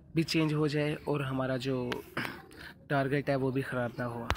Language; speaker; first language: Urdu; non-native, local second language; Punjabi